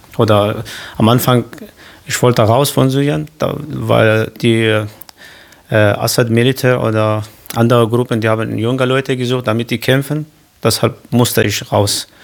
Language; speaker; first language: German; non-native, learner; Kurdish